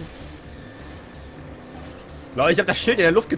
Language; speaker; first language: German; native; German